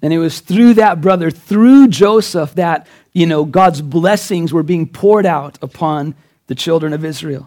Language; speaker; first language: English; native; English